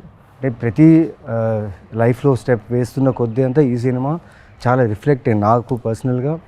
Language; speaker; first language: Telugu; native; Telugu